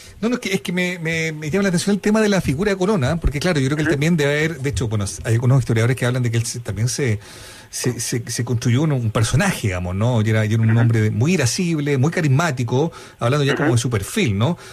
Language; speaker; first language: Spanish; native; Spanish